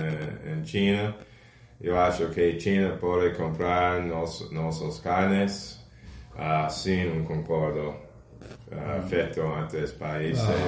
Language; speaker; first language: Portuguese; non-native, fluent; English